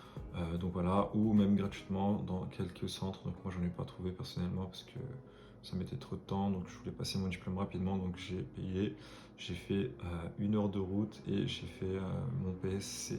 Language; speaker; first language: French; native; French